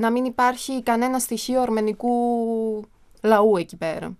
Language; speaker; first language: Greek; early bilingual, other home language; Armenian